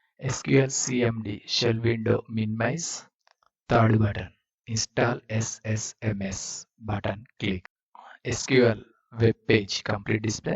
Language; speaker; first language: English; non-native, learner; Telugu